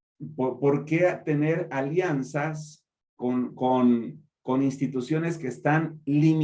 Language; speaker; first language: Spanish; native; Spanish